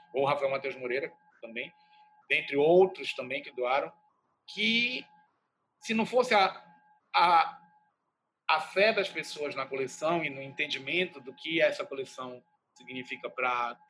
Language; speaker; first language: Portuguese; native; Portuguese